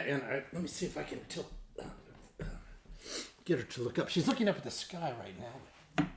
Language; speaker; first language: English; native; English